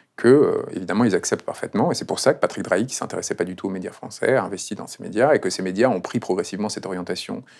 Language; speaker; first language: French; non-native, fluent; Spanish